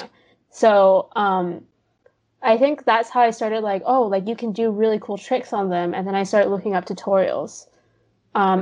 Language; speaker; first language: English; non-native, local second language; Cantonese